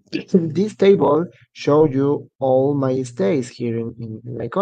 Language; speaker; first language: English; non-native, learner; Spanish